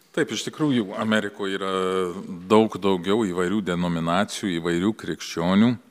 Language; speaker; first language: Lithuanian; early bilingual, heritage; Lithuanian